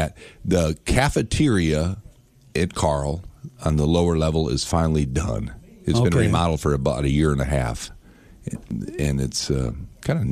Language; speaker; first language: English; native; English